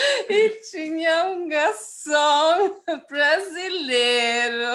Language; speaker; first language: Portuguese; non-native, fluent; German